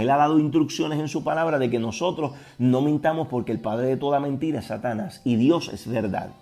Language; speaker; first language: Spanish; native; Spanish